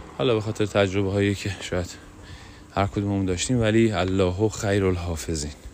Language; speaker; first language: Persian; non-native, local second language; Azerbaijani